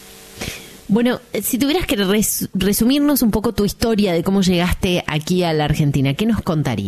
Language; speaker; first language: Spanish; native; Spanish